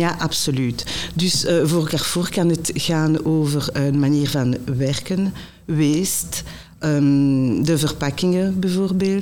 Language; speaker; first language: Dutch; non-native, local second language; French